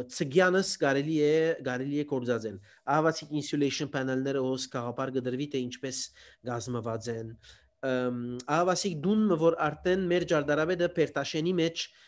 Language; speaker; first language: Armenian; early bilingual, heritage; Armenian